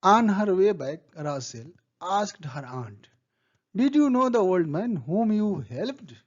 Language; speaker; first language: English; non-native, local second language; Hindi